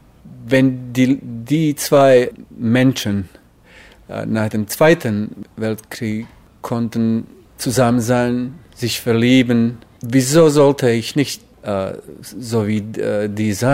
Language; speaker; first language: German; non-native, fluent; Croatian